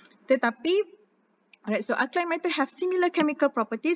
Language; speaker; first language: English; non-native, local second language; Malay